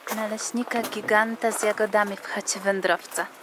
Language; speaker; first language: Polish; native; Polish